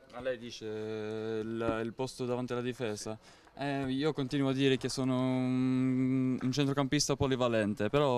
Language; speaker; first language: Italian; non-native, fluent; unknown